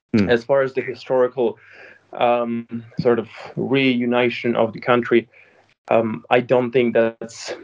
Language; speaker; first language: English; non-native, fluent; Ukrainian